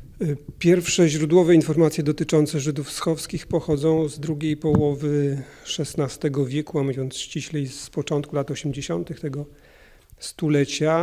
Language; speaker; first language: Polish; native; Polish